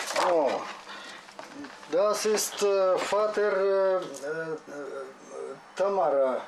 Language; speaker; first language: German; non-native, learner; Russian